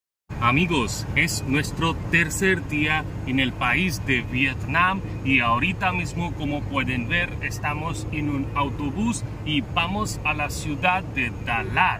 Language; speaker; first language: Spanish; non-native, fluent; Hindi